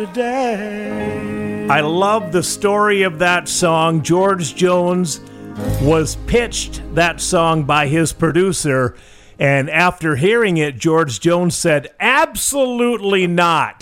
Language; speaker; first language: English; native; English